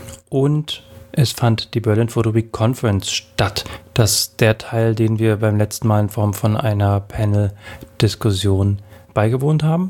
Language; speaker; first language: German; native; German